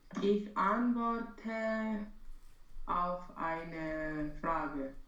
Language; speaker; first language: German; non-native, learner; Romanian